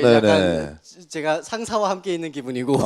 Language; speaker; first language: Korean; native; Korean